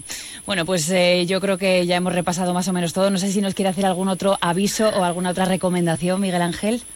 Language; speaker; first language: Spanish; native; Spanish